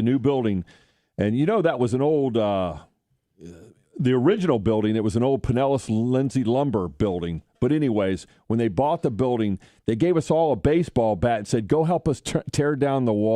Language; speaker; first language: English; native; English